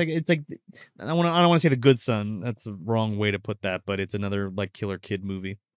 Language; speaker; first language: English; early bilingual, other home language; Italian